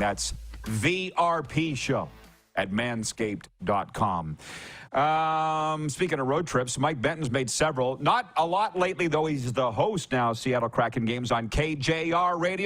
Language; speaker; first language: English; native; English